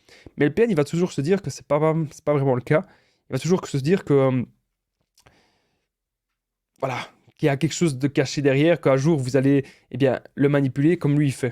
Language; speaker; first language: French; native; French